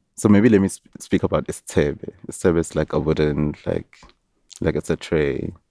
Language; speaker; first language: English; non-native, local second language; Zulu